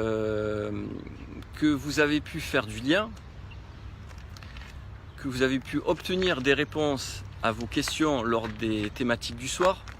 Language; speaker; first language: French; native; French